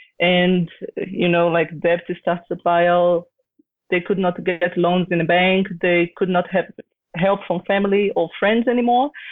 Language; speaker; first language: English; non-native, fluent; Portuguese